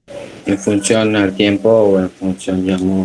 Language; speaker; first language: Spanish; native; Spanish